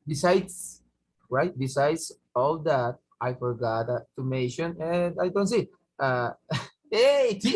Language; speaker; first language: English; non-native, learner; Spanish